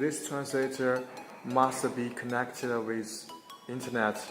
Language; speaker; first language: English; non-native, learner; Chinese